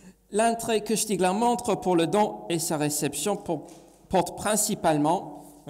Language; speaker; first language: French; non-native, fluent; English